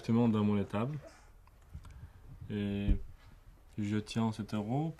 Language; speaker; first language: French; non-native, fluent; Uzbek